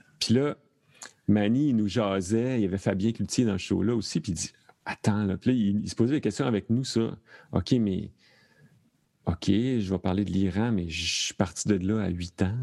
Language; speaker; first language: French; native; French